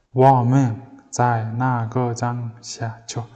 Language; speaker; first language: Chinese; non-native, learner; Mongolian